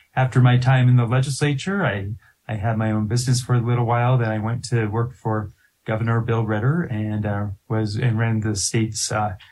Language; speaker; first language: English; native; English